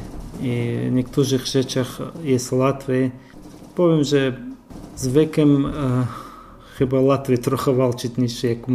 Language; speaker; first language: Polish; non-native, fluent; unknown